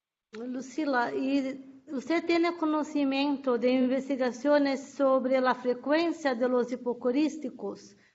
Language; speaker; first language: Spanish; non-native, fluent; Portuguese